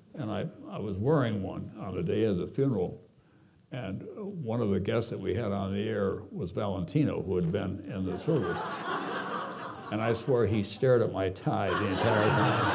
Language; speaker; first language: English; native; English